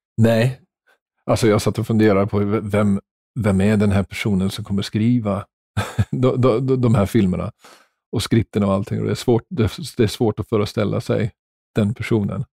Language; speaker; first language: Swedish; non-native, fluent; English